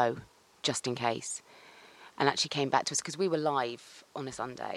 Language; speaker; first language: English; native; English